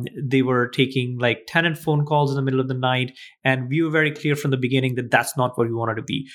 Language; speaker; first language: English; non-native, local second language; Gujarati